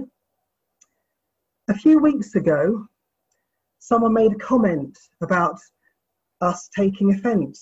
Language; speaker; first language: English; native; English